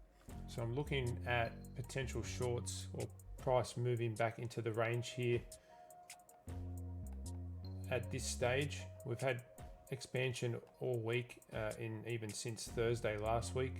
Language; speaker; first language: English; native; English